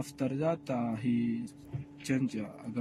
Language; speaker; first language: English; non-native, learner; Arabic